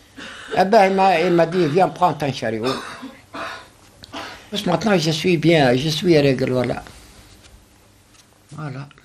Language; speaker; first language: French; non-native, learner; Arabic